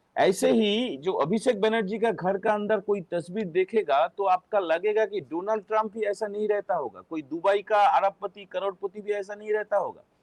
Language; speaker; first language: Hindi; non-native, local second language; Bangla